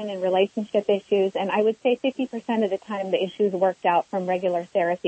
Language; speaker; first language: English; native; English